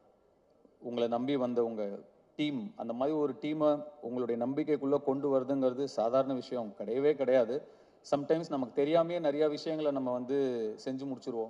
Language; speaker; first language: Tamil; native; Tamil